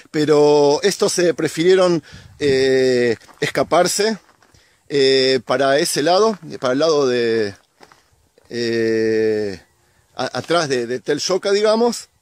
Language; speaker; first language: Spanish; native; Spanish